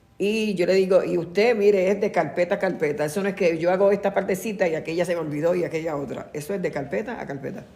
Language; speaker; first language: Spanish; native; Spanish